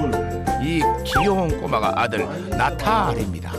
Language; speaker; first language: Korean; native; Korean